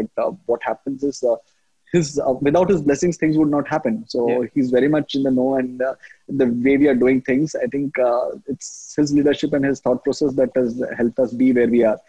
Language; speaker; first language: English; non-native, local second language; Hindi